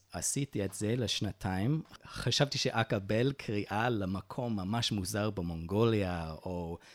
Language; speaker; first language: Hebrew; non-native, fluent; English